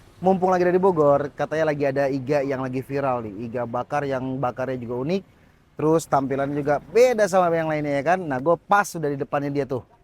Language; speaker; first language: Indonesian; native; Indonesian